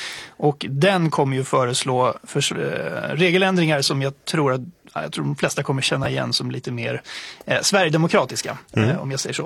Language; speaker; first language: Swedish; native; Swedish